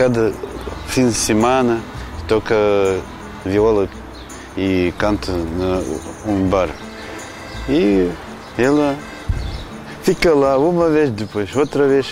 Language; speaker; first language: Portuguese; non-native, learner; Russian